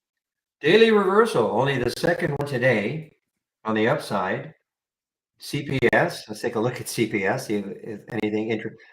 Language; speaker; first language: English; native; English